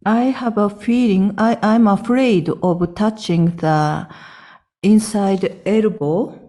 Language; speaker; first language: English; non-native, learner; Japanese